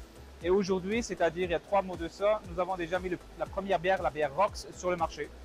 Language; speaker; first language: French; non-native, local second language; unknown